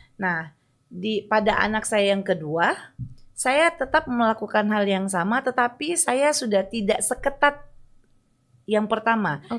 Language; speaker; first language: Indonesian; native; Indonesian